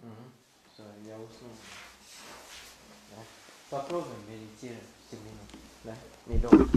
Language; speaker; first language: Russian; non-native, learner; Thai